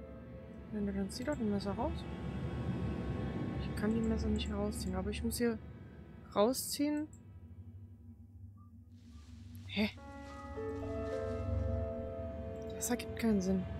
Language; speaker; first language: German; native; German